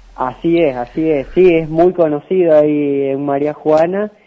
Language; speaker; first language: Spanish; native; Spanish